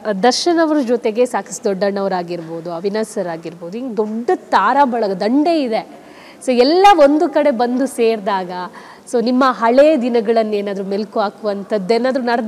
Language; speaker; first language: Kannada; native; Kannada